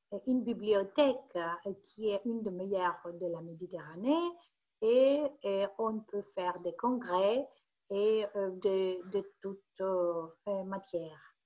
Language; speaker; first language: French; non-native, fluent; Greek